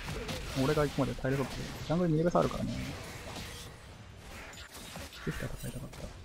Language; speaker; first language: Japanese; native; Japanese